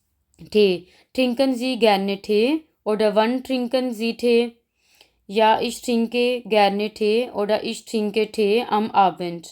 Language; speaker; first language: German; non-native, learner; Urdu